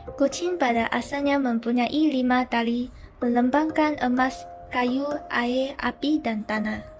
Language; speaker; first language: Malay; non-native, local second language; Chinese